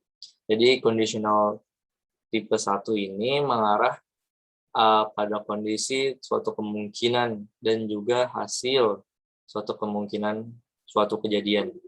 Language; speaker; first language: Indonesian; native; Indonesian